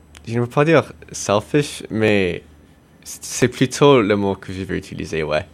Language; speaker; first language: French; non-native, local second language; English